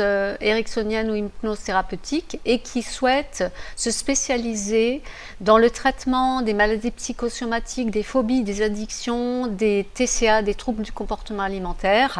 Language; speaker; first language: French; native; French